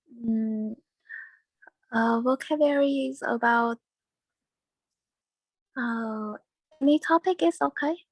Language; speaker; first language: English; non-native, learner; Vietnamese